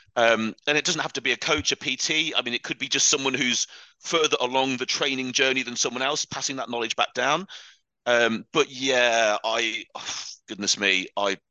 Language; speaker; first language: English; native; English